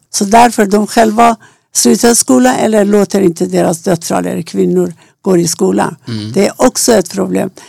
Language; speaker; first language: Swedish; non-native, fluent; Persian